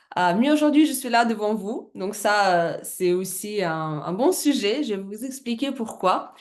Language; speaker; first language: French; non-native, fluent; Russian